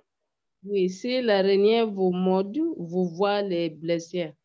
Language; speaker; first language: French; non-native, learner; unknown